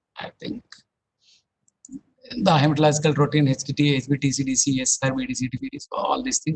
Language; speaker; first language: English; non-native, local second language; Telugu